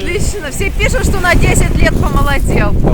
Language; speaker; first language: Russian; native; Russian